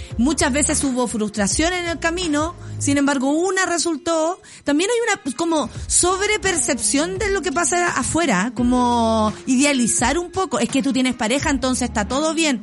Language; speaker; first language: Spanish; native; Spanish